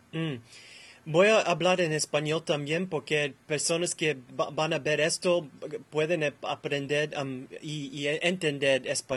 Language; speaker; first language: Spanish; non-native, learner; English